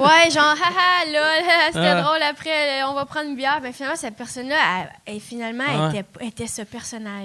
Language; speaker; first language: French; native; French